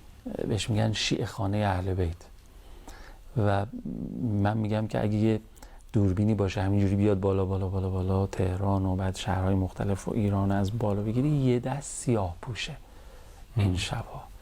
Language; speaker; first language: Persian; native; Persian